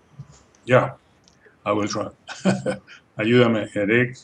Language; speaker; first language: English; non-native, fluent; Spanish